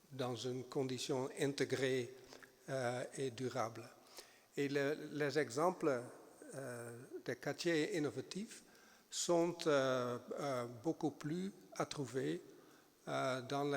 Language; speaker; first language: French; non-native, fluent; German